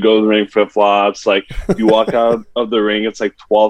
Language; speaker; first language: English; non-native, fluent; French